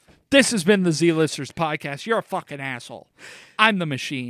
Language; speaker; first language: English; native; English